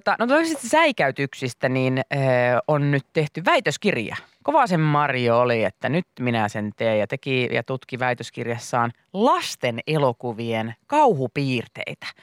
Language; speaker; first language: Finnish; native; Finnish